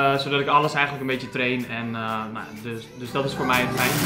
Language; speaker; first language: Dutch; native; Dutch